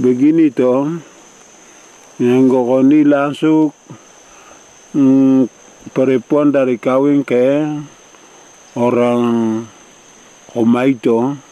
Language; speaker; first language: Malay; non-native, local second language; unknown